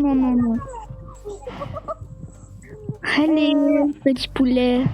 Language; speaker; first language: French; native; French